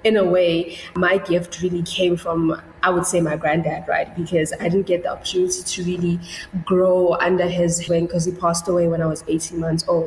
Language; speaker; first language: English; non-native, local second language; Tswana